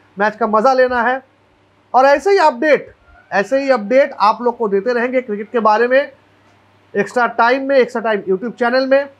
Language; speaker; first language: Hindi; non-native, local second language; Bangla